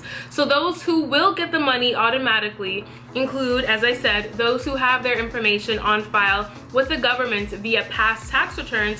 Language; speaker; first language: English; native; English